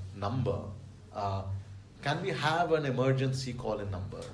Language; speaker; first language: English; non-native, local second language; Bangla